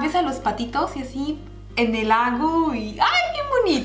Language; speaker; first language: Spanish; native; Spanish